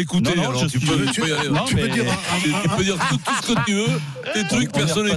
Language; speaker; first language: French; native; French